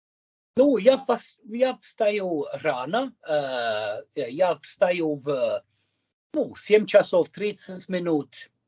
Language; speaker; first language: Russian; non-native, fluent; English